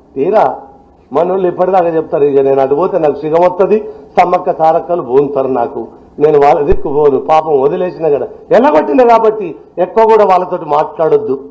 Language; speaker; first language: Telugu; native; Telugu